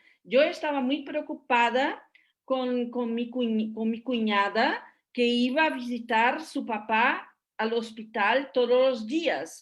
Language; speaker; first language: Spanish; non-native, fluent; Portuguese